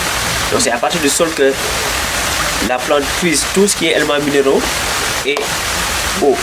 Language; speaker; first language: French; non-native, local second language; Wolof